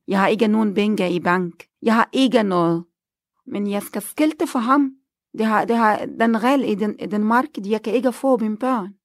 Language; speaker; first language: Danish; non-native, learner; Arabic